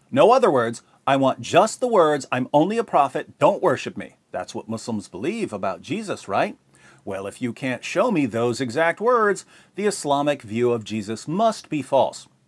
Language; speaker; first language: English; native; English